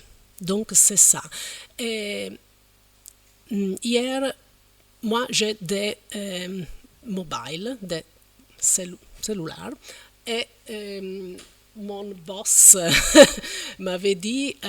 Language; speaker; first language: French; non-native, fluent; Italian